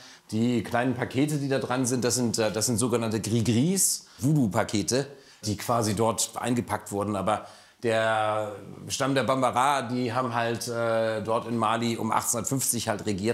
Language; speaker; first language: German; native; German